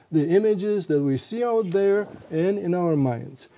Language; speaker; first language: English; non-native, fluent; Romanian